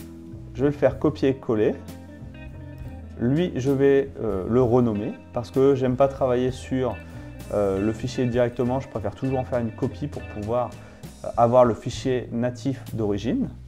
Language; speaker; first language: French; native; French